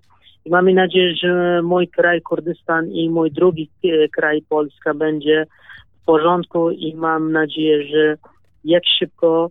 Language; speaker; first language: Polish; non-native, learner; Kurdish